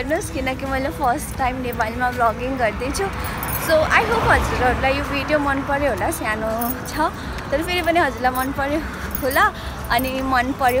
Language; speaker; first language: Nepali; early bilingual, heritage; Hindi